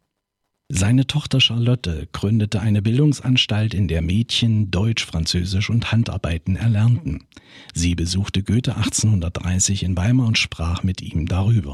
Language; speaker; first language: German; native; German